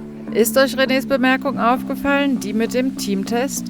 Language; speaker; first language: German; native; German